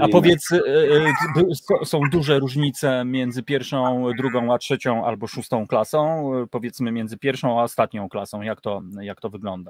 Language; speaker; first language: Polish; native; Polish